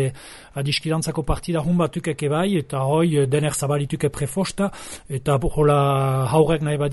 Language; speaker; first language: Basque; native; Basque